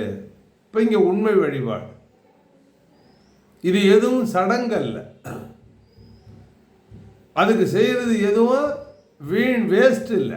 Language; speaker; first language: Tamil; native; Tamil